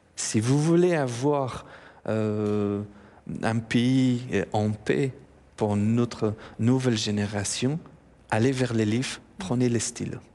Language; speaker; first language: French; non-native, fluent; Persian